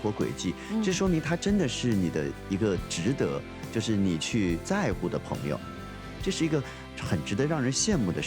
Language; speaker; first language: Chinese; native; Chinese